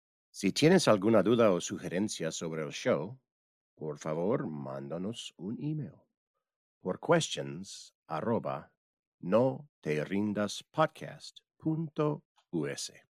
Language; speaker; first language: Spanish; non-native, fluent; English